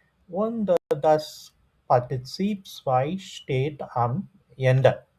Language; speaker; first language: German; non-native, fluent; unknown